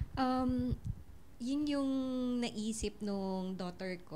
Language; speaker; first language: Filipino; native; Filipino